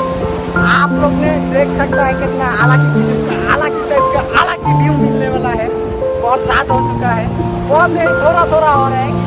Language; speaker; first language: Hindi; non-native, local second language; Assamese